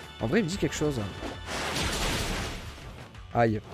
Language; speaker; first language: French; native; French